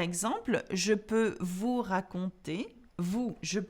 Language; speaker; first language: French; non-native, fluent; English